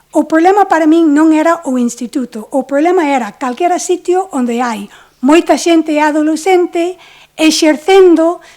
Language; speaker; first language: Galician; non-native, fluent; English